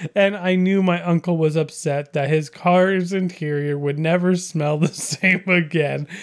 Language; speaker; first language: English; native; English